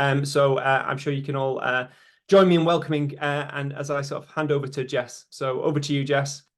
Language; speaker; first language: English; native; English